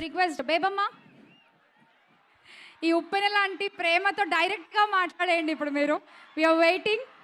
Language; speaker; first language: Telugu; native; Telugu